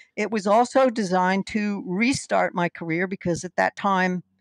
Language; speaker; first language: English; native; English